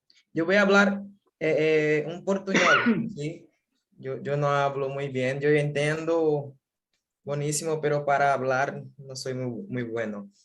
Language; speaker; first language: Spanish; non-native, learner; Portuguese